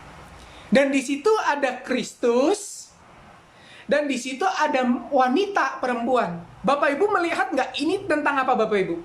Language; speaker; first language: Indonesian; native; Indonesian